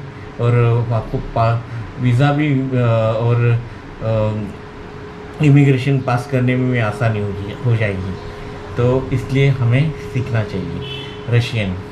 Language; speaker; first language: Hindi; non-native, local second language; Marathi